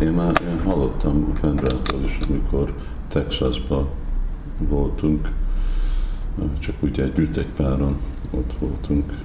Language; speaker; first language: Hungarian; non-native, fluent; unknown